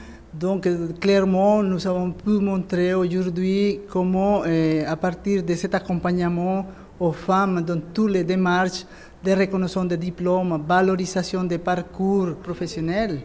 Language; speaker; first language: French; non-native, fluent; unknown